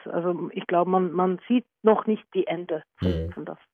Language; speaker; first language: German; non-native, learner; Norwegian